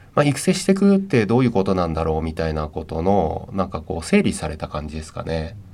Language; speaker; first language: Japanese; native; Japanese